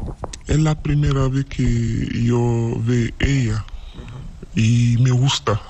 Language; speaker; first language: Spanish; non-native, learner; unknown